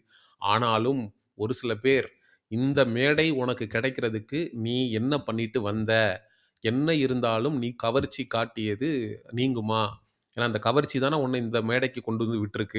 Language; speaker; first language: Tamil; native; Tamil